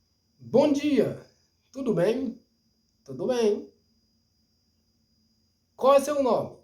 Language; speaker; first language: Portuguese; non-native, fluent; Haitian Creole